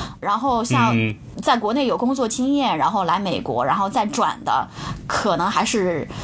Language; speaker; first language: Chinese; native; Chinese